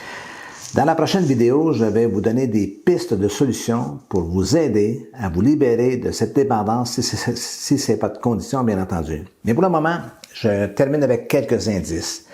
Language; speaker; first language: French; native; French